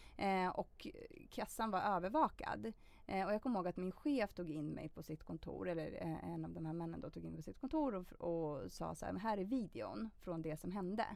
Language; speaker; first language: Swedish; early bilingual, other home language; Russian